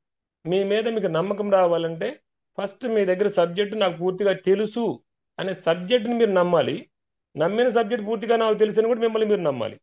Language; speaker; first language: Telugu; native; Telugu